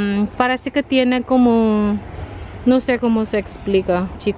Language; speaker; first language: Spanish; non-native, learner; Filipino